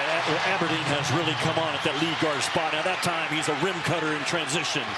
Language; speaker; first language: English; native; English